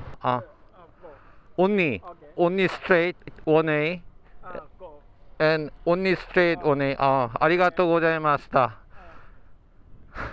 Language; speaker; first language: English; non-native, learner; Korean